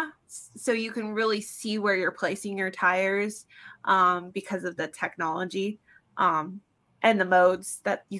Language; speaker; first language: English; native; English